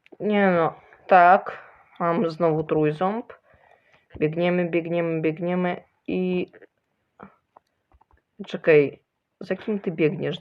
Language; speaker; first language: Polish; early bilingual, other home language; Ukrainian